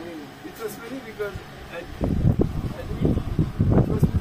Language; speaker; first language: English; non-native, learner; French